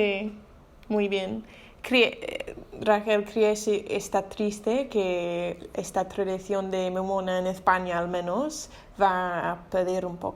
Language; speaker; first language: Spanish; non-native, learner; English